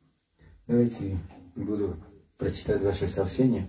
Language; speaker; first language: Russian; non-native, learner; Spanish